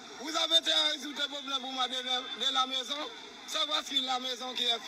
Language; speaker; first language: French; non-native, learner; Haitian Creole